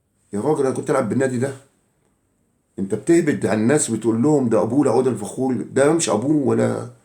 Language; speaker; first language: Arabic; native; Arabic